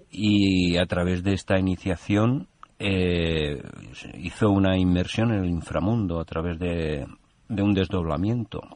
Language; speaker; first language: Spanish; non-native, local second language; Catalan